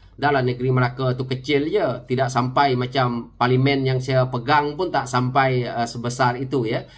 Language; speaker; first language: Malay; non-native, local second language; Iban